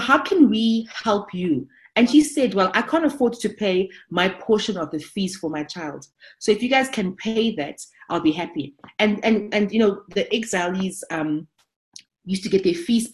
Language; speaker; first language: English; non-native, local second language; Zulu